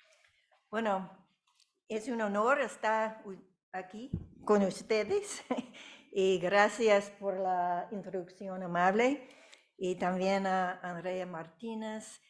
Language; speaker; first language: Spanish; non-native, fluent; English